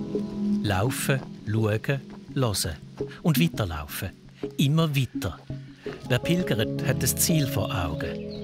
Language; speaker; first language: German; native; German